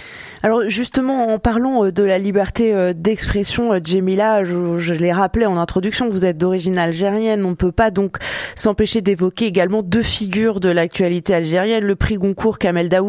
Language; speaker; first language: French; native; French